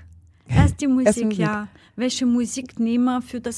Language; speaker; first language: German; non-native, fluent; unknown